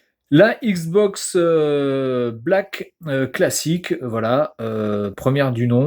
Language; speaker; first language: French; native; French